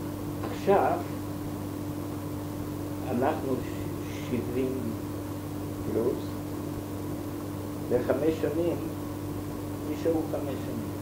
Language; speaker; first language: Hebrew; non-native, fluent; German